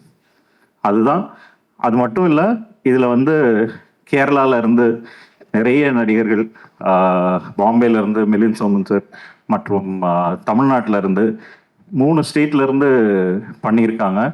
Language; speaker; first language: Tamil; native; Tamil